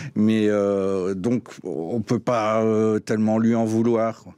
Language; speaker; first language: French; native; French